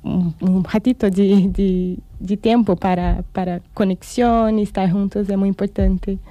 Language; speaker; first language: Spanish; non-native, fluent; Portuguese